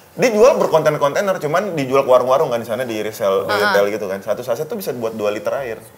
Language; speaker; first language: Indonesian; early bilingual, other home language; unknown